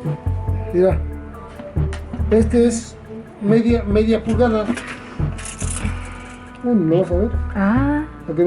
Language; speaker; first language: Spanish; native; Spanish